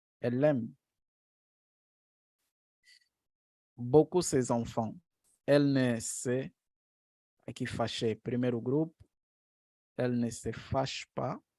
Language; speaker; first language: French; non-native, fluent; Portuguese